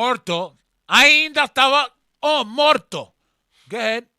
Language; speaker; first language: Portuguese; non-native, learner; Spanish